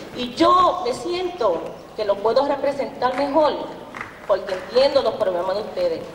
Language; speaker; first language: Spanish; early bilingual, heritage; Spanish